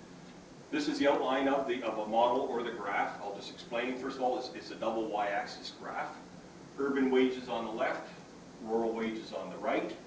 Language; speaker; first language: English; native; English